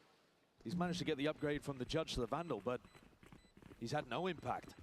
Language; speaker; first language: English; native; English